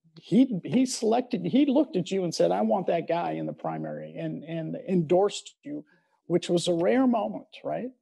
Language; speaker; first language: English; native; English